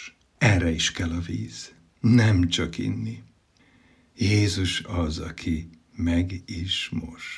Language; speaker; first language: Hungarian; native; Hungarian